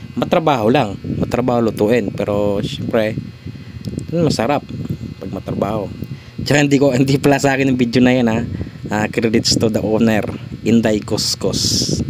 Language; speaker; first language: Filipino; non-native, local second language; Cebuano